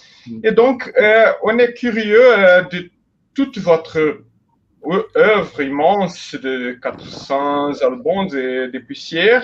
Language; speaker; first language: French; non-native, fluent; Portuguese